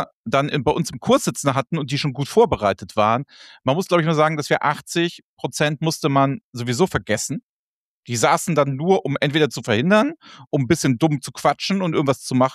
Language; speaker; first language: German; native; German